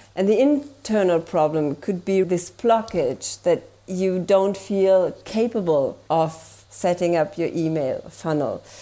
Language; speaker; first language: English; non-native, fluent; German